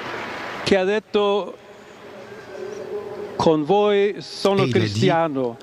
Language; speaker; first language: Italian; non-native, fluent; English